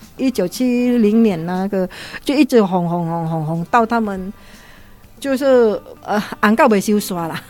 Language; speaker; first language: Chinese; non-native, fluent; Indonesian